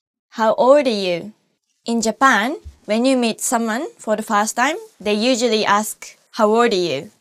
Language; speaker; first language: English; non-native, fluent; Japanese